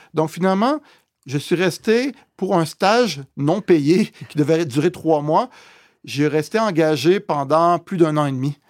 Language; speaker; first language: French; native; French